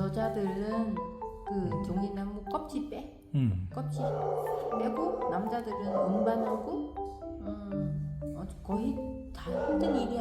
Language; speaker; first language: Korean; non-native, learner; Vietnamese